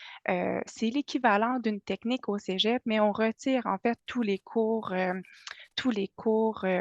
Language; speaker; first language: French; native; French